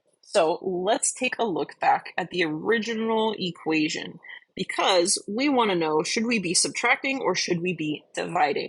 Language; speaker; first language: English; native; English